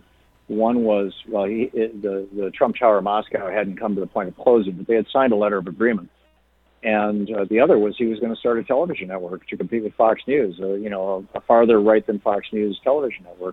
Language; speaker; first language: English; native; English